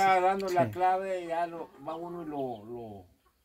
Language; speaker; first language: Spanish; native; Spanish